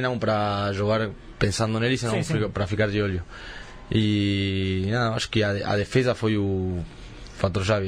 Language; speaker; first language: Portuguese; early bilingual, heritage; Spanish